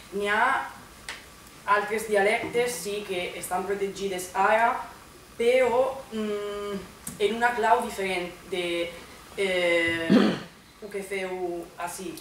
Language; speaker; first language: Catalan; non-native, fluent; Italian